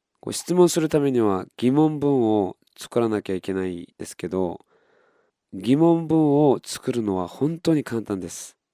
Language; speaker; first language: Japanese; non-native, fluent; Korean